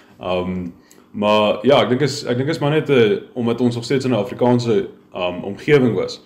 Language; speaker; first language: Afrikaans; native; Afrikaans